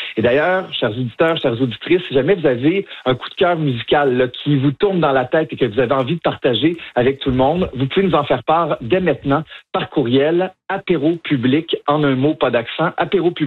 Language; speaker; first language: French; native; French